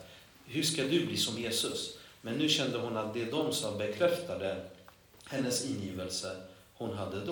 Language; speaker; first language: Swedish; non-native, fluent; Polish